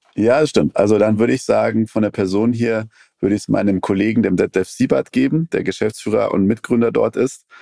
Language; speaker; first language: German; early bilingual, other home language; Persian